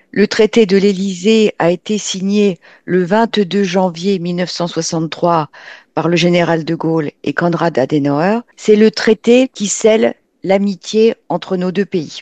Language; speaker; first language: French; native; French